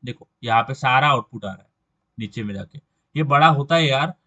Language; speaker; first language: Hindi; non-native, local second language; Marathi